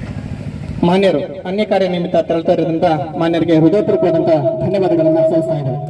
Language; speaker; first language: Kannada; native; Kannada